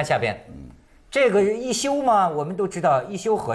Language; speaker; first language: Chinese; native; Chinese